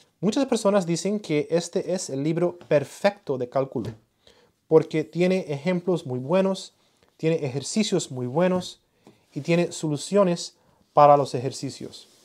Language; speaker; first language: Spanish; early bilingual, heritage; Spanish